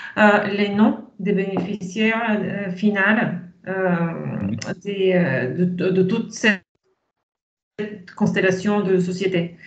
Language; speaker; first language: French; non-native, fluent; Bulgarian